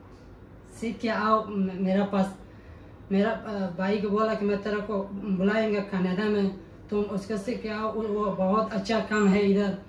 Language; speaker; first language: Hindi; non-native, learner; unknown